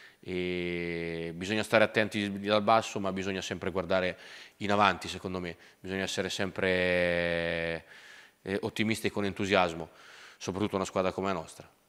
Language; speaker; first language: Italian; native; Italian